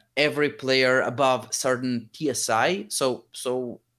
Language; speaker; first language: English; early bilingual, other home language; Hebrew